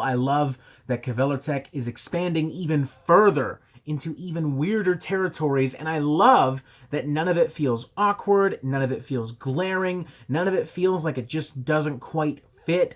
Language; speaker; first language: English; native; English